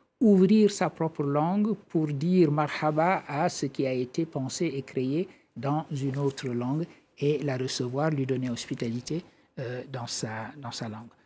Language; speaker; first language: French; non-native, local second language; Wolof